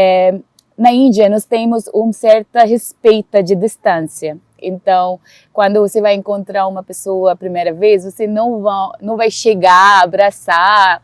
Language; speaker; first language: Portuguese; non-native, fluent; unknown